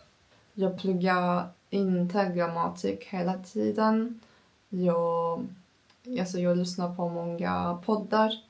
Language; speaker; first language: Swedish; non-native, learner; Turkish